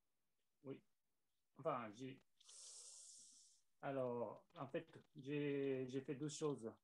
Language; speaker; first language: French; non-native, learner; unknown